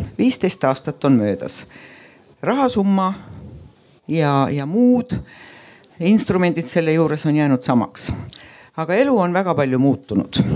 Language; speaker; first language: Estonian; native; Estonian